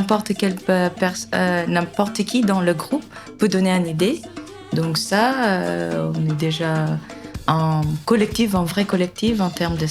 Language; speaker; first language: French; non-native, fluent; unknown